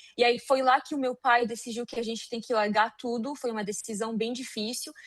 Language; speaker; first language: Portuguese; non-native, fluent; Arabic